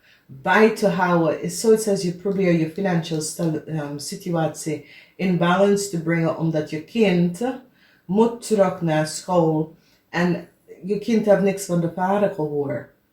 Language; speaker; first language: Dutch; non-native, fluent; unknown